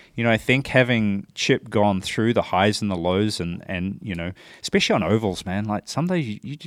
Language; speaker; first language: English; native; English